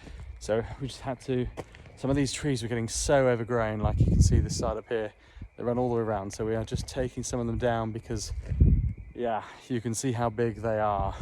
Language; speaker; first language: English; native; English